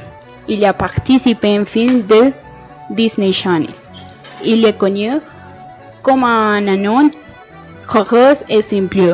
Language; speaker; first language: French; non-native, learner; Spanish